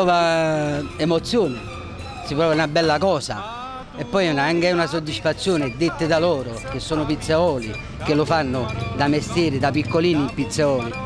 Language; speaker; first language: Italian; native; Italian